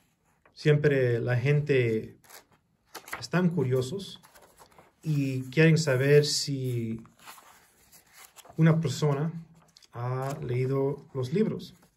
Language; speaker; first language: Spanish; early bilingual, heritage; Spanish